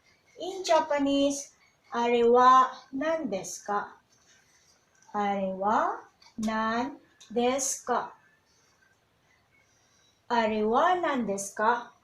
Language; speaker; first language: Japanese; non-native, learner; Filipino